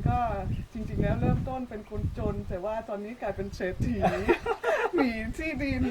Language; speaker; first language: Thai; non-native, fluent; Dutch